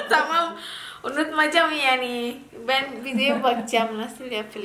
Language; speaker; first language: Turkish; non-native, learner; Indonesian